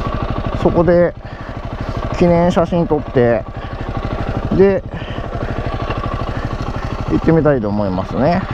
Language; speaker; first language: Japanese; native; Japanese